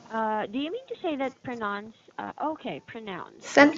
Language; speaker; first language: English; non-native, fluent; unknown